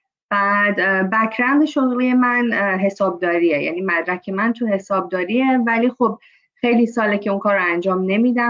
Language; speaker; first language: Persian; early bilingual, heritage; Persian